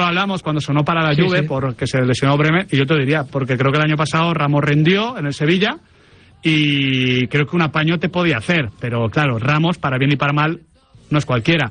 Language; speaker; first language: Spanish; native; Spanish